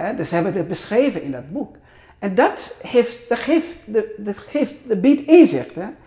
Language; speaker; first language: Dutch; non-native, fluent; Arabic